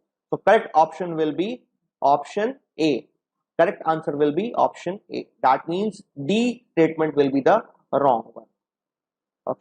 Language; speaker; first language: English; non-native, local second language; Hindi